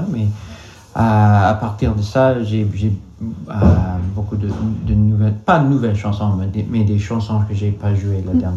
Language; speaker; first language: French; non-native, local second language; English